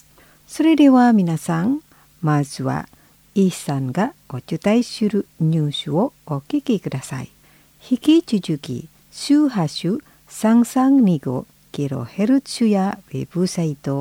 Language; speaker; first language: Japanese; non-native, fluent; Indonesian